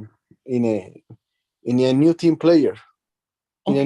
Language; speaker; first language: English; non-native, learner; Spanish